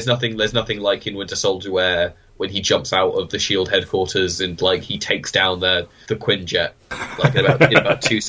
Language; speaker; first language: English; native; English